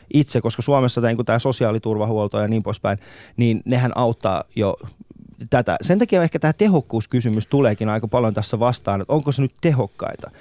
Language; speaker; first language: Finnish; non-native, fluent; Persian